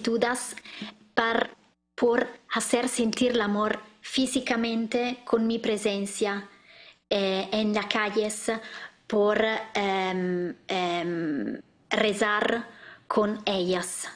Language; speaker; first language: Spanish; non-native, learner; Italian